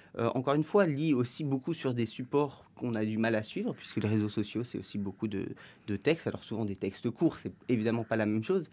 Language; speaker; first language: French; native; French